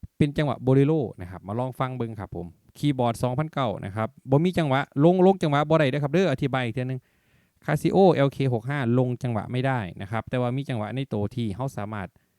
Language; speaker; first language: Thai; non-native, local second language; Northeastern Thai